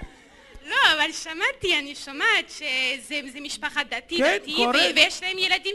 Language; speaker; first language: Hebrew; non-native, learner; French